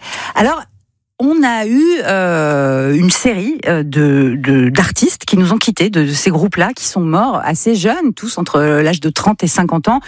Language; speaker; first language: French; native; French